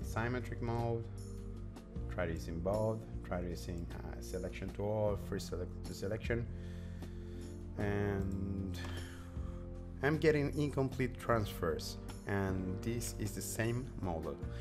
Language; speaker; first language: English; non-native, fluent; Spanish